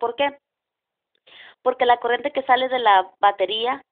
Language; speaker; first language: Spanish; native; Spanish